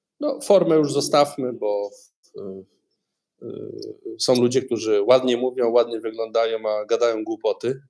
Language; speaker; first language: Polish; native; Polish